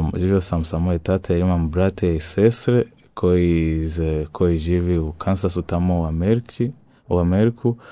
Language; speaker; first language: Croatian; non-native, learner; French